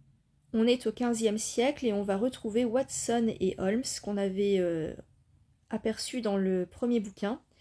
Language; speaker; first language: French; native; French